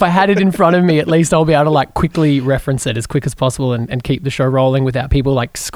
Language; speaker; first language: English; native; English